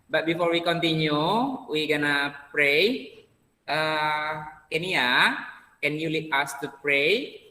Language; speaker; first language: English; non-native, learner; Indonesian